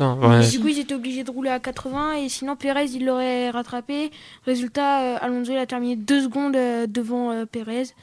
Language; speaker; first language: French; native; French